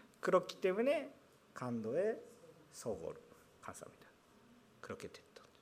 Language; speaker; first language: Korean; non-native, fluent; Japanese